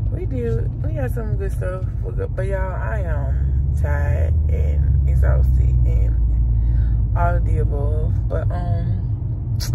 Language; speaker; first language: English; native; English